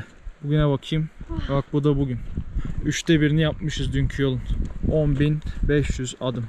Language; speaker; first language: Turkish; native; Turkish